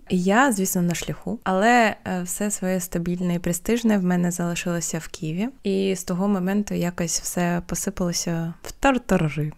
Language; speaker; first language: Ukrainian; non-native, local second language; Russian